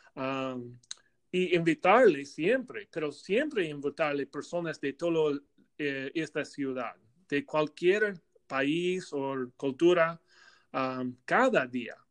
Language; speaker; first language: Spanish; non-native, learner; English